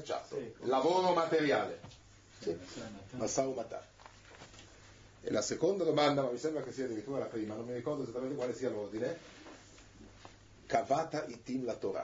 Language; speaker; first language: Italian; native; Italian